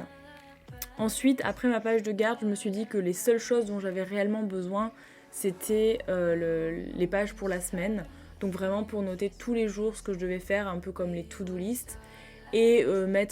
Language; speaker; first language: French; native; French